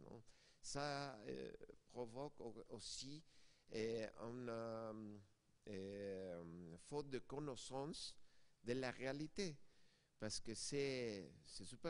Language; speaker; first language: French; non-native, fluent; Spanish